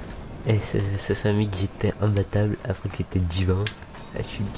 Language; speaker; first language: French; native; French